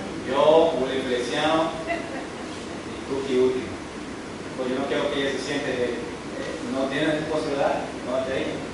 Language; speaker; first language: Spanish; early bilingual, heritage; English